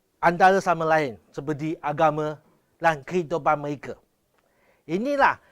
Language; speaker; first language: Malay; non-native, local second language; Chinese